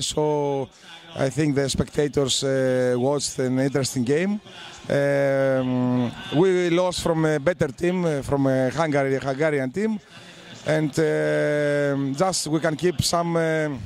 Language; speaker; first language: English; non-native, learner; Greek